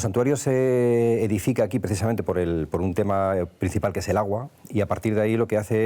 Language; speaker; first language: Spanish; native; Spanish